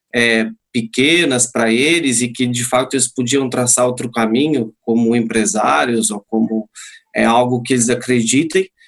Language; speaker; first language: Portuguese; native; Portuguese